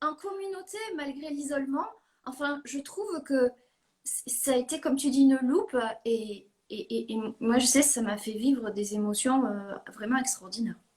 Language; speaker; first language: French; native; French